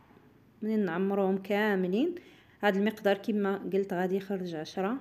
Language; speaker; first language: Arabic; native; Arabic